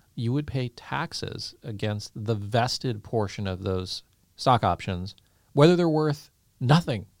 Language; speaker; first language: English; native; English